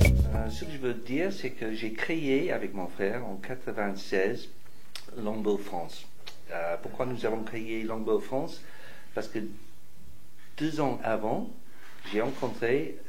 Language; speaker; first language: French; non-native, fluent; English